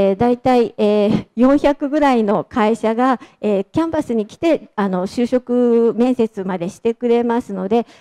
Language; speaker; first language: Japanese; native; Japanese